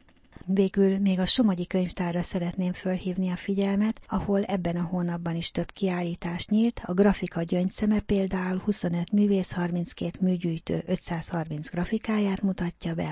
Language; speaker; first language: Hungarian; native; Hungarian